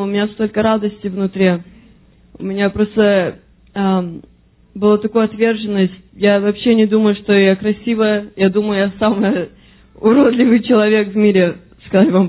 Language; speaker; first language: Russian; early bilingual, heritage; Russian